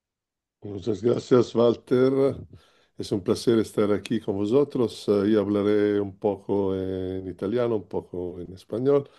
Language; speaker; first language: Spanish; non-native, learner; Italian